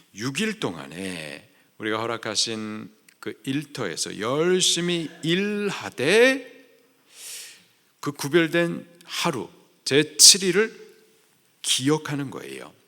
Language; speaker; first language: Korean; native; Korean